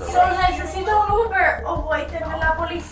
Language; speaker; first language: Spanish; early bilingual, heritage; Spanish